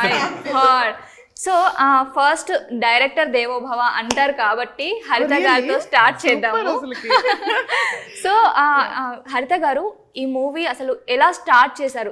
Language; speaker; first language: Telugu; native; Telugu